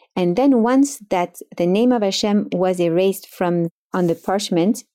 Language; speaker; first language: English; non-native, fluent; French